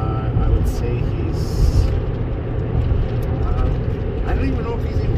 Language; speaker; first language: English; native; English